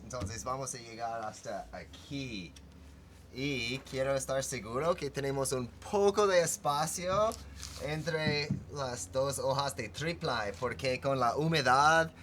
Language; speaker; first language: Spanish; non-native, fluent; English